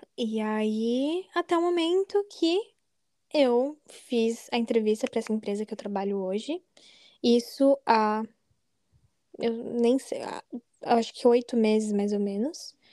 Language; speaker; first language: Portuguese; native; Portuguese